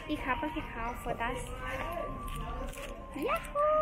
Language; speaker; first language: German; non-native, learner; Thai